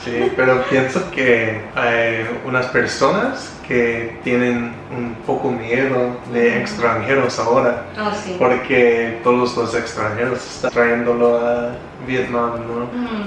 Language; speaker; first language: Spanish; non-native, learner; English